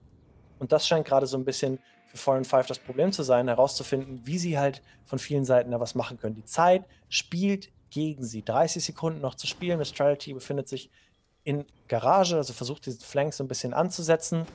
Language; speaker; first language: German; native; German